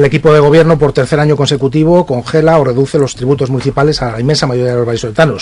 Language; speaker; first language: Spanish; native; Spanish